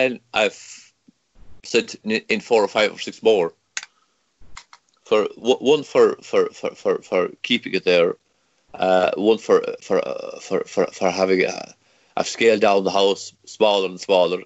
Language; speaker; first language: English; non-native, local second language; Irish